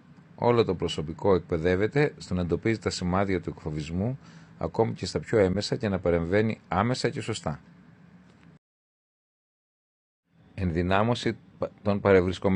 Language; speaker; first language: Greek; native; Greek